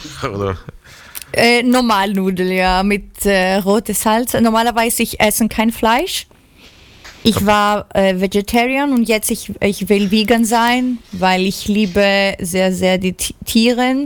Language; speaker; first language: German; non-native, learner; Greek